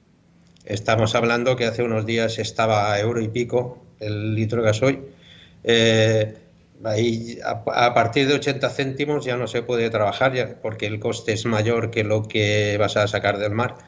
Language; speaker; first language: Spanish; native; Spanish